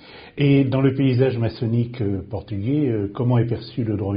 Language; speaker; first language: French; native; French